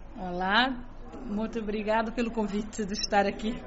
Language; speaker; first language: Portuguese; non-native, local second language; Kabuverdianu